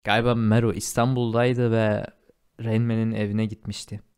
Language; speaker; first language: Turkish; early bilingual, heritage; Turkish